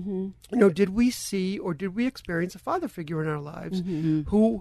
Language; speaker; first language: English; native; English